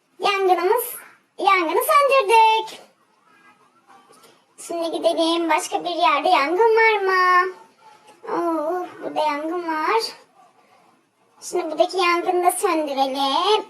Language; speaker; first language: Turkish; native; Turkish